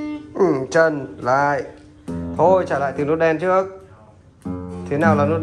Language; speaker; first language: Vietnamese; native; Vietnamese